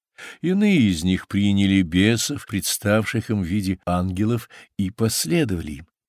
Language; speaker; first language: Russian; native; Russian